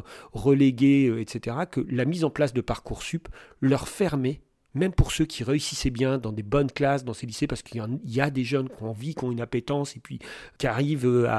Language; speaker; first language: French; native; French